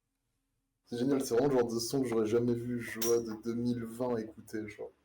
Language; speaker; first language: French; native; French